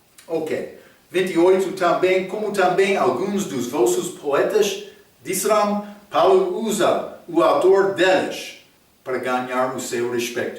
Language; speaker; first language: Portuguese; non-native, fluent; English